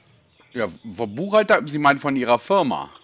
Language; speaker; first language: German; native; German